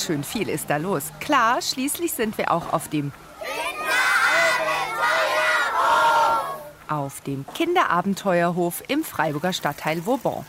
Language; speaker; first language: German; native; German